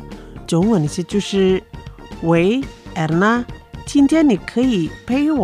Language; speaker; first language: Chinese; non-native, fluent; Indonesian